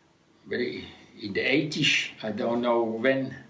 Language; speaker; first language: English; non-native, learner; Dutch